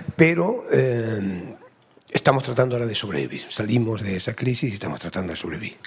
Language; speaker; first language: Spanish; native; Spanish